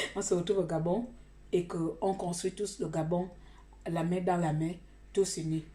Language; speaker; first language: French; native; French